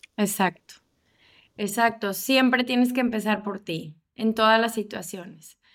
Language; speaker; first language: Spanish; native; Spanish